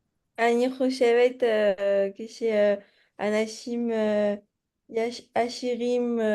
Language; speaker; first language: Hebrew; non-native, learner; French